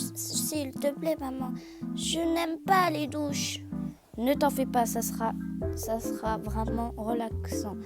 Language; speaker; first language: French; native; French